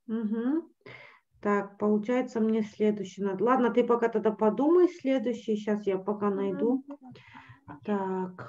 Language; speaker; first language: Russian; native; Russian